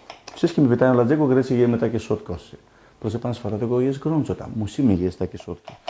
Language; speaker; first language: Polish; non-native, fluent; Greek